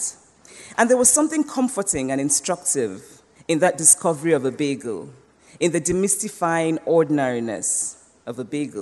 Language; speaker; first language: English; non-native, local second language; Igbo